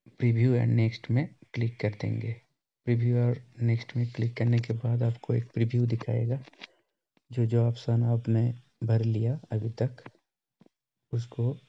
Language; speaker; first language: Hindi; non-native, local second language; Bangla